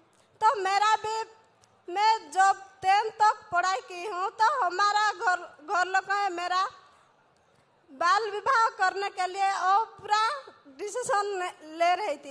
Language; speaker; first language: Hindi; non-native, local second language; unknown